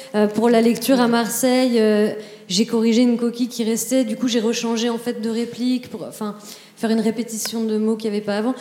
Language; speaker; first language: French; native; French